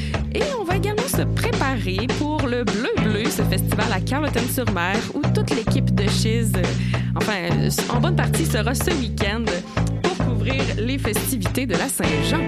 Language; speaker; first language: French; native; French